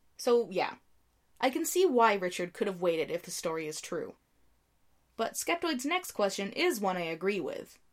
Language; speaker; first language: English; native; English